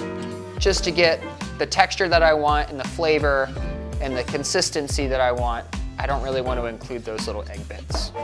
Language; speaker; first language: English; native; English